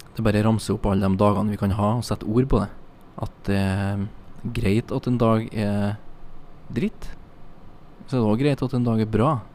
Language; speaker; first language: Norwegian; native; Norwegian